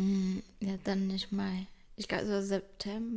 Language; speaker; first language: German; non-native, fluent; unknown